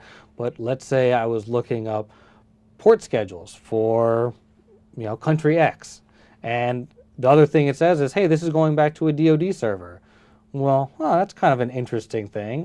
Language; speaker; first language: English; early bilingual, other home language; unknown